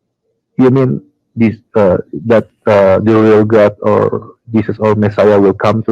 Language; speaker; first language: English; non-native, learner; Indonesian